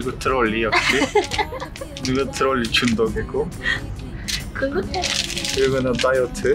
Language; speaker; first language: Korean; non-native, fluent; Polish